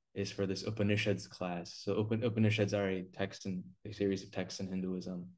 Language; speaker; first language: English; native; English